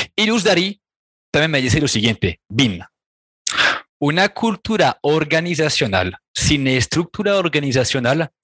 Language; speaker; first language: Spanish; non-native, fluent; French